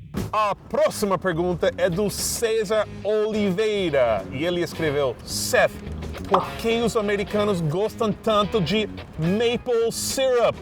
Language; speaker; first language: Portuguese; non-native, fluent; English